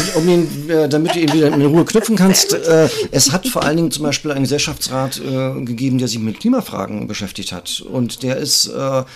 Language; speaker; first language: German; native; German